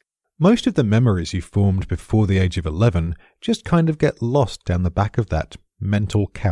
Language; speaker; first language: English; native; English